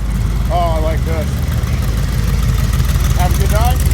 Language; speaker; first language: English; native; English